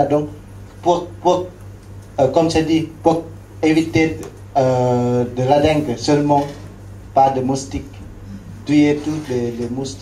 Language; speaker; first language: French; non-native, learner; Lao